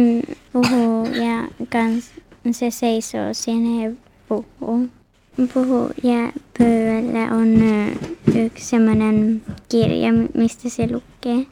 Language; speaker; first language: Finnish; early bilingual, heritage; Finnish